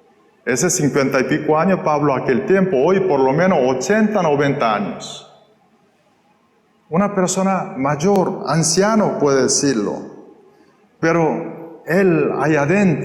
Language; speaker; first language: Spanish; non-native, fluent; Korean